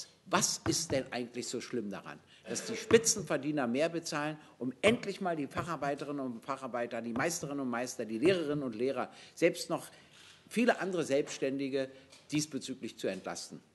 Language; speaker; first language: German; native; German